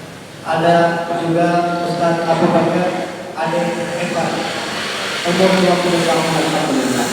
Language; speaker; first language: Indonesian; non-native, learner; Urdu